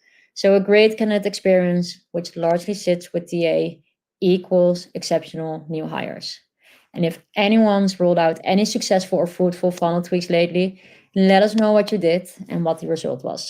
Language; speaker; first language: English; non-native, fluent; Dutch